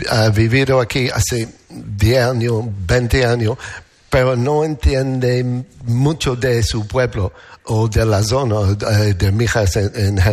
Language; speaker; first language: Spanish; non-native, learner; English